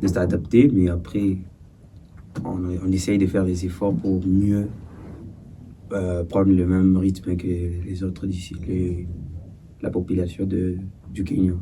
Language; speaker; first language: French; non-native, local second language; Swahili